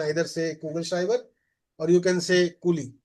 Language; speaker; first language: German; non-native, fluent; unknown